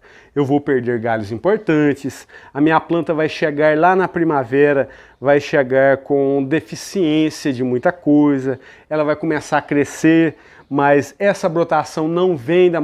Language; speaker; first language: Portuguese; native; Portuguese